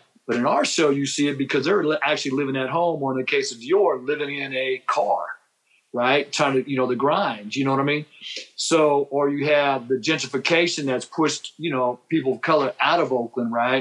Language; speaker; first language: English; native; English